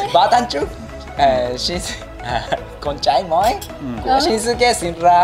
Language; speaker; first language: Vietnamese; non-native, learner; Japanese